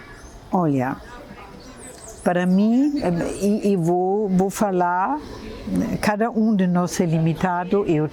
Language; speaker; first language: Portuguese; non-native, fluent; German